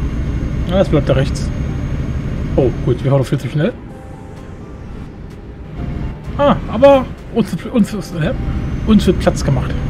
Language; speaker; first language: German; native; German